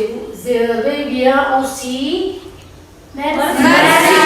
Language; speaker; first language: French; non-native, fluent; Indonesian